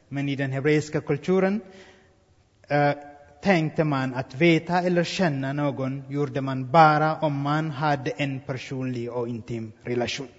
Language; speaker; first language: Swedish; non-native, fluent; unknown